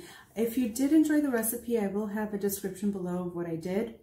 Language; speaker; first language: English; native; English